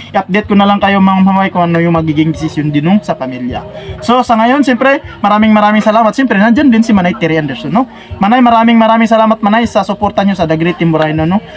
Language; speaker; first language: Filipino; non-native, local second language; Cebuano